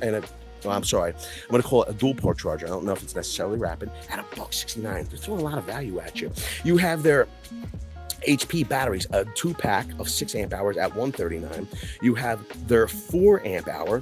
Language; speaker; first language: English; native; English